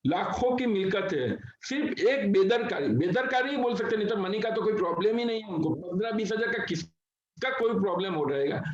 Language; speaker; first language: Hindi; non-native, local second language; Gujarati